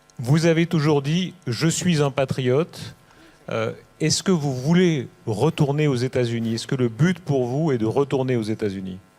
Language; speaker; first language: French; native; French